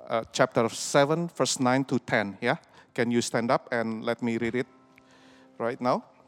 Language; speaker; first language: English; non-native, fluent; Indonesian